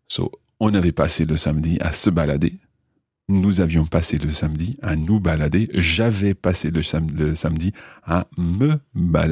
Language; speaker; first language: French; non-native, fluent; English